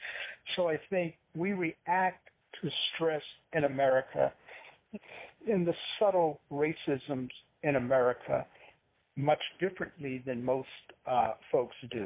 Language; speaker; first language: English; native; English